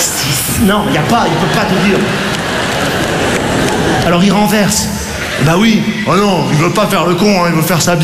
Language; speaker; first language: French; native; French